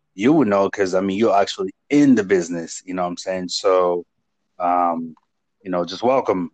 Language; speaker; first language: English; non-native, local second language; Igbo